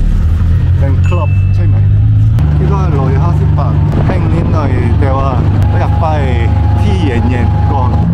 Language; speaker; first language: Thai; non-native, learner; Korean